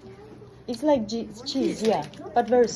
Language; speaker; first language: English; non-native, learner; Kazakh